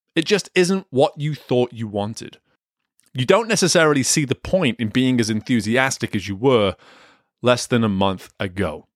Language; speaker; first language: English; native; English